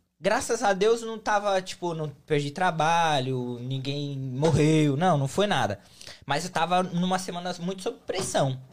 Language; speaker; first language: Portuguese; native; Portuguese